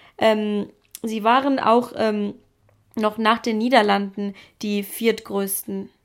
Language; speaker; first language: German; native; German